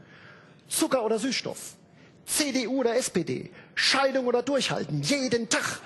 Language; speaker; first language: German; native; German